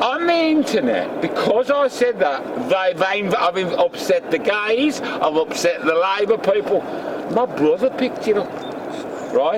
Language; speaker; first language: English; native; English